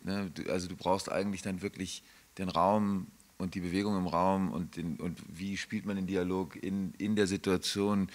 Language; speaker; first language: German; native; German